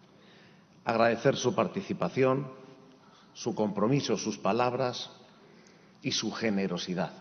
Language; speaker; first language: Spanish; native; Spanish